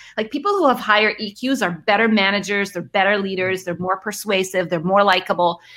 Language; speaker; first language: English; early bilingual, other home language; Arabic